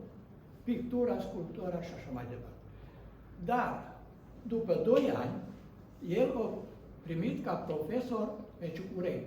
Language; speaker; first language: Romanian; non-native, local second language; Hungarian